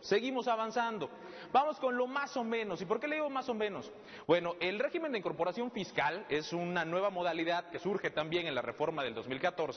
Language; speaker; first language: Spanish; native; Spanish